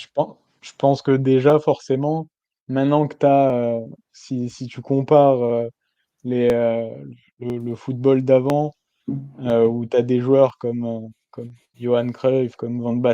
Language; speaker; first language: French; native; French